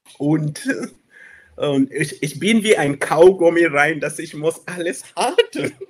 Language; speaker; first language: German; non-native, learner; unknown